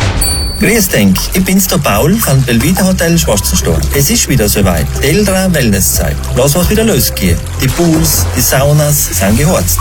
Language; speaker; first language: German; native; German